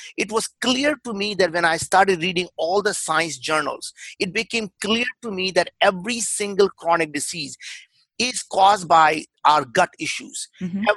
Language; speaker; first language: English; non-native, local second language; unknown